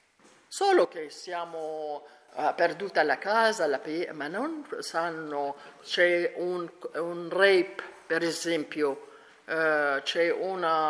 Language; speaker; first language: Italian; non-native, learner; Arabic